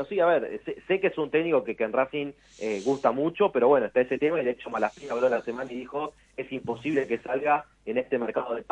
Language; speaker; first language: Spanish; native; Spanish